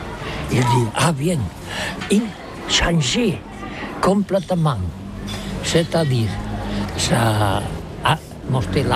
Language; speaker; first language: French; non-native, learner; Catalan